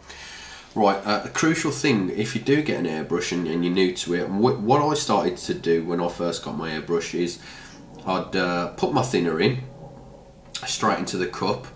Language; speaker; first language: English; native; English